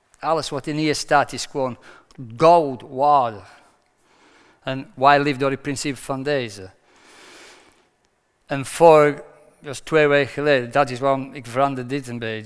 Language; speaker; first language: Dutch; non-native, fluent; English